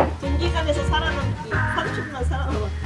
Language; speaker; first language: Korean; native; Korean